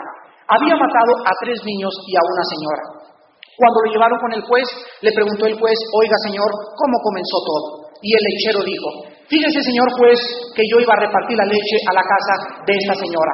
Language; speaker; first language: Spanish; native; Spanish